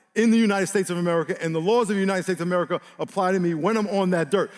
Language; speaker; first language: English; native; English